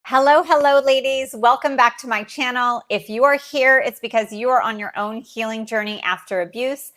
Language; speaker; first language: English; native; English